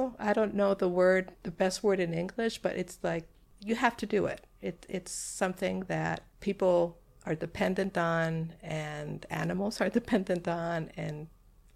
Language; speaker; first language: English; non-native, fluent; Spanish